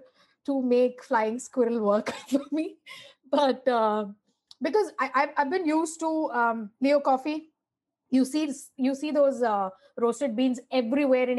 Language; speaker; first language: English; non-native, local second language; Tamil